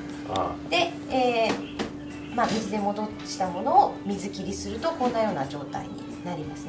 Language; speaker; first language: Japanese; native; Japanese